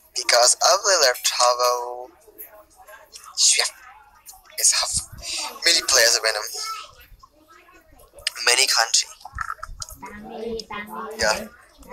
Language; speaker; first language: English; non-native, learner; Thai